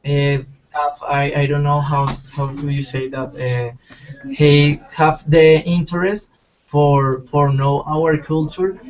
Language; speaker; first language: English; non-native, learner; Spanish